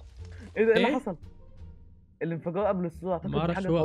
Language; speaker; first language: Arabic; native; Arabic